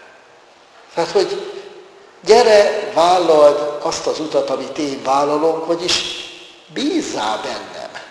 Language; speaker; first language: Hungarian; native; Hungarian